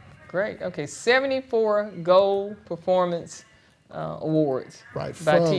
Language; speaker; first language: English; native; English